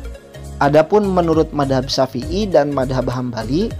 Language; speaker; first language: Indonesian; native; Indonesian